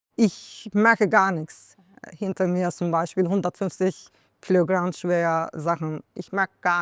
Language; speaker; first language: German; non-native, learner; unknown